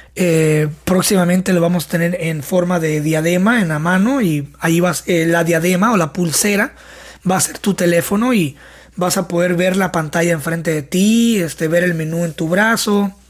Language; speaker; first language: Spanish; native; Spanish